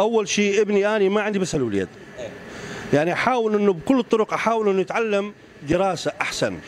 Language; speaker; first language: Arabic; native; Arabic